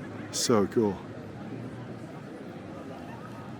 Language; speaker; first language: Spanish; non-native, learner; English